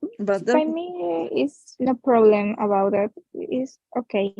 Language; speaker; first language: English; non-native, learner; Spanish